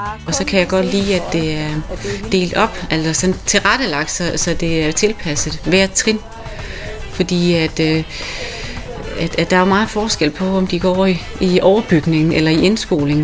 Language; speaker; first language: Danish; native; Danish